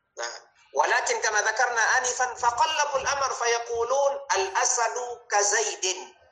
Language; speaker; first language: Arabic; non-native, fluent; Indonesian